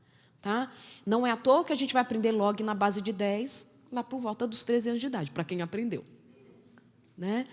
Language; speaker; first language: Portuguese; native; Portuguese